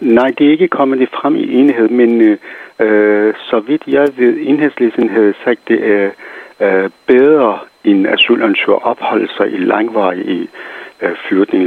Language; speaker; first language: Danish; non-native, fluent; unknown